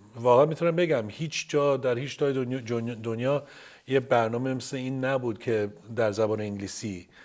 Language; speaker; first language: Persian; early bilingual, heritage; Persian